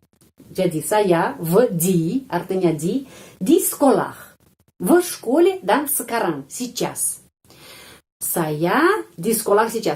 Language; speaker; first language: Indonesian; non-native, fluent; Russian